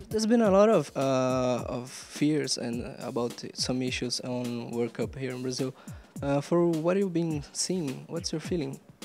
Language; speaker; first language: English; non-native, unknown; Portuguese